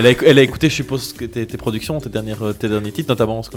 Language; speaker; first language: French; native; French